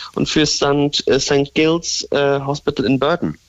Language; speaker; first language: German; native; German